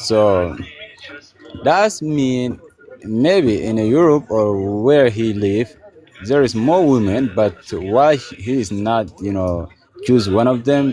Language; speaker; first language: English; non-native, learner; Arabic